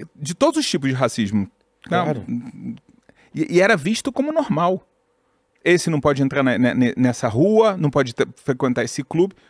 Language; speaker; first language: Portuguese; native; Portuguese